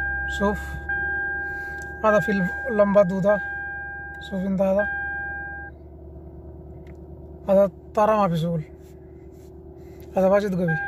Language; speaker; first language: Arabic; non-native, learner; Urdu